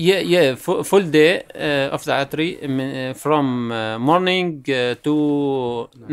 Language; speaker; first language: English; non-native, learner; Arabic